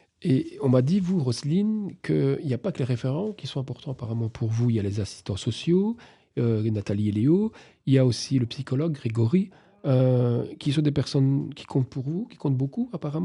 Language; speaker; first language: French; native; French